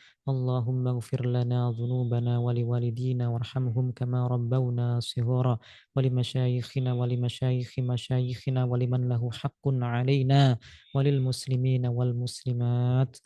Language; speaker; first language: Arabic; non-native, fluent; Indonesian